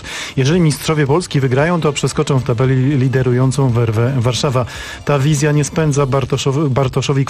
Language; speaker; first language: Polish; native; Polish